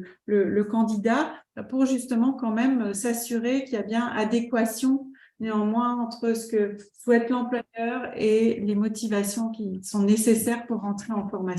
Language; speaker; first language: French; native; French